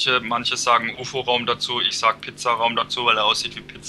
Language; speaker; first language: German; native; German